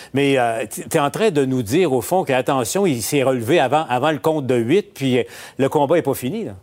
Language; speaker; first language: French; native; French